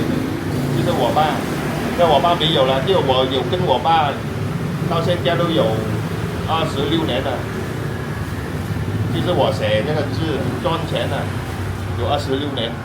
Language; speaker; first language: Chinese; early bilingual, heritage; Min Nan Chinese